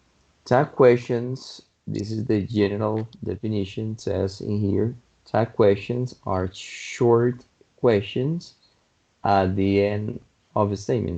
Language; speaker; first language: English; non-native, fluent; Spanish